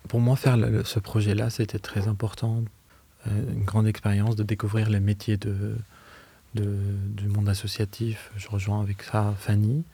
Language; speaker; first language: French; non-native, fluent; Arabic